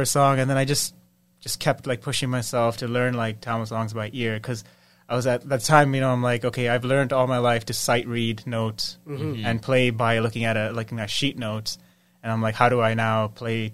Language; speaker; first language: English; native; English